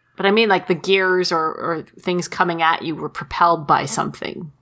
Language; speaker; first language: English; early bilingual, other home language; Chinese